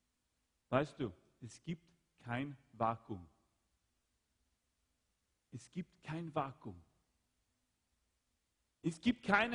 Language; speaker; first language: German; non-native, fluent; Swedish